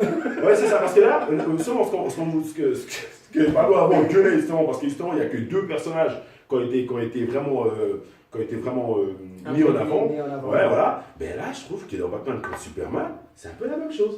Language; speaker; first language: French; native; French